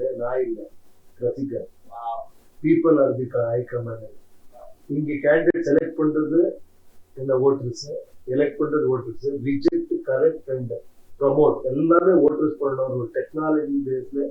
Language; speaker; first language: Tamil; non-native, learner; Kannada